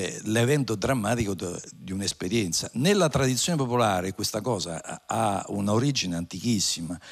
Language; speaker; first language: Italian; native; Italian